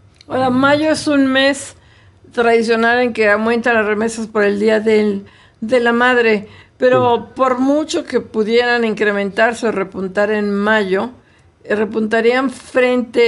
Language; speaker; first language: Spanish; native; Spanish